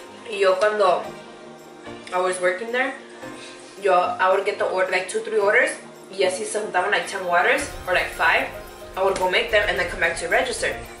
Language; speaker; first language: English; early bilingual, other home language; Spanish